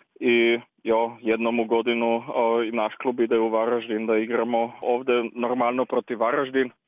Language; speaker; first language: Croatian; native; Croatian